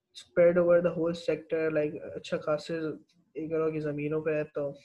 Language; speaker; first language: Urdu; native; Urdu